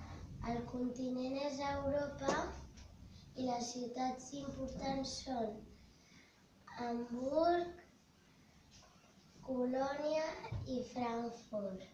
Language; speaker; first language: Spanish; non-native, local second language; Catalan